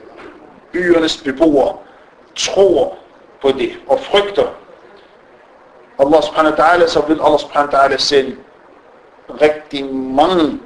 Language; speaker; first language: Danish; non-native, fluent; Arabic